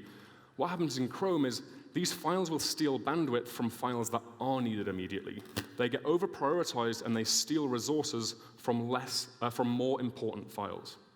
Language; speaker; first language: English; native; English